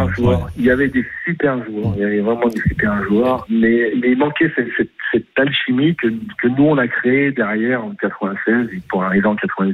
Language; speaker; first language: French; native; French